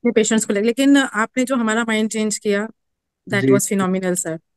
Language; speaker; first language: Hindi; native; Hindi